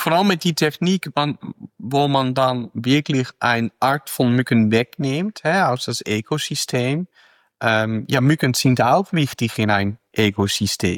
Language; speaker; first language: German; non-native, fluent; Dutch